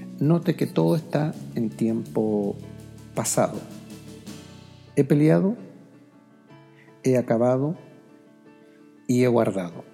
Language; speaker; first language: Spanish; native; Spanish